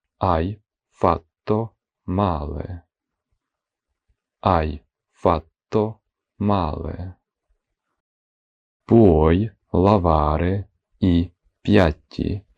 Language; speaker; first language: Italian; non-native, fluent; Ukrainian